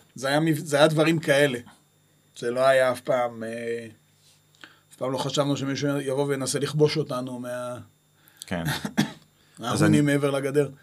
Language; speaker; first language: Hebrew; native; Hebrew